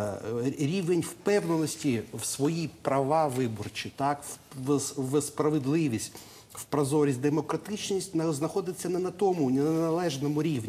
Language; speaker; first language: Ukrainian; native; Ukrainian